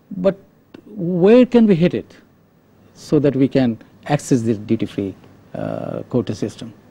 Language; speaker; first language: English; non-native, local second language; Bangla